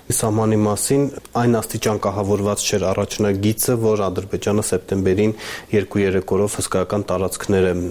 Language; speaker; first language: Armenian; native; Armenian